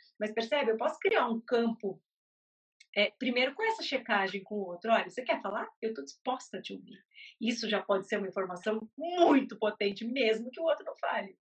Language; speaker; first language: Portuguese; native; Portuguese